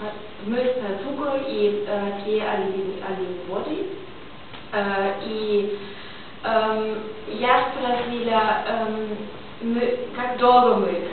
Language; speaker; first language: Russian; non-native, fluent; German